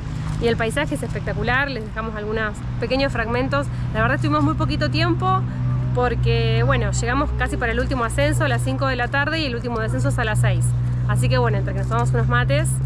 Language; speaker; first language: Spanish; native; Spanish